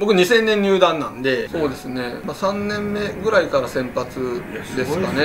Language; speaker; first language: Japanese; native; Japanese